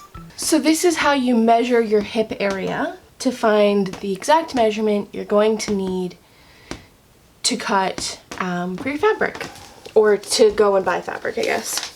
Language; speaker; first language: English; native; English